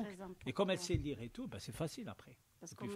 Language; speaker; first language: French; native; French